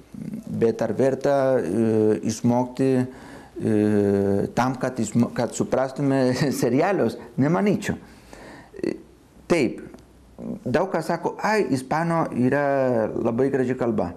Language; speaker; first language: Lithuanian; non-native, fluent; Spanish